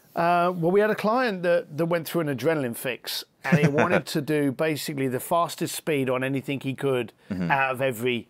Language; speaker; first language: English; native; English